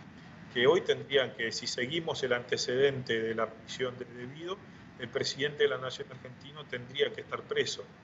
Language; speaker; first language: Spanish; native; Spanish